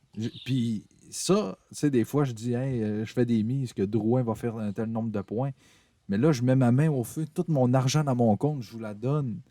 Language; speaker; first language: French; native; French